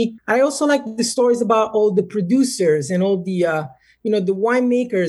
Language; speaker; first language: English; non-native, fluent; Italian